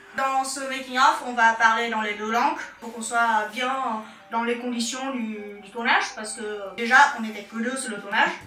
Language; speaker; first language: French; non-native, fluent; Vietnamese